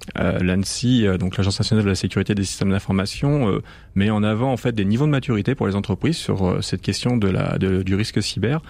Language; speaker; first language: French; native; French